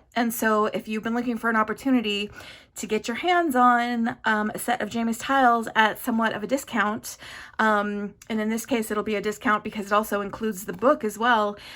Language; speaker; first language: English; native; English